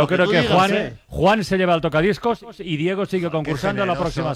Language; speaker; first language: Spanish; native; Spanish